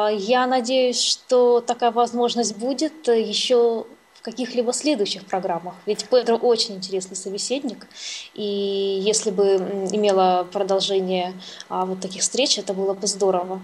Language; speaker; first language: Russian; native; Russian